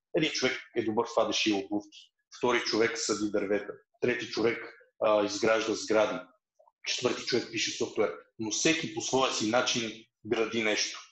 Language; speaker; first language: Bulgarian; early bilingual, other home language; Russian